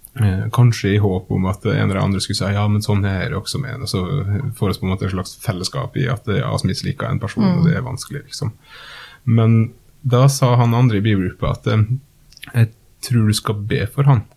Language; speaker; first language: Norwegian; native; Norwegian